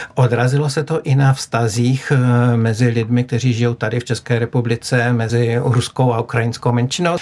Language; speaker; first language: Czech; native; Czech